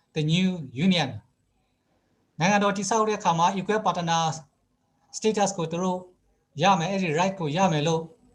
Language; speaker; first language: Burmese; non-native, local second language; Kachin